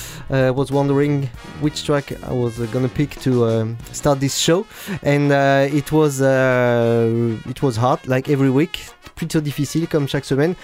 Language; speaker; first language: English; non-native, fluent; French